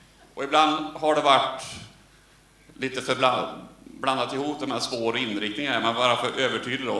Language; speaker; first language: Swedish; native; Swedish